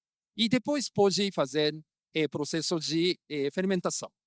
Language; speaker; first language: Portuguese; non-native, fluent; Japanese